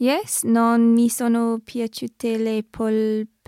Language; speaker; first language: Italian; non-native, learner; English